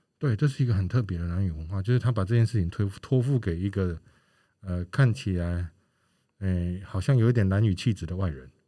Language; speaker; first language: Chinese; native; Chinese